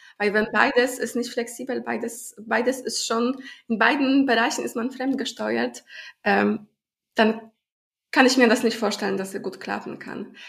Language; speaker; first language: German; non-native, fluent; Polish